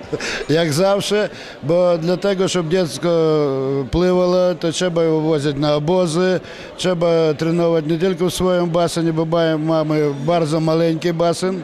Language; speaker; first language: Polish; non-native, fluent; Ukrainian